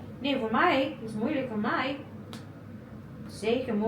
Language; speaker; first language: Dutch; non-native, learner; Cebuano